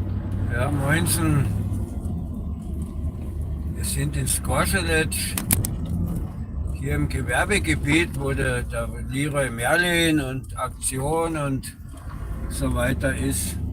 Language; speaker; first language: German; native; German